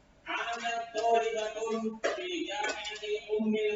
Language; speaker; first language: Arabic; non-native, learner; Indonesian